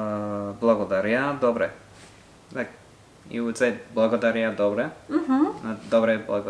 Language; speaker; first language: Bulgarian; non-native, learner; French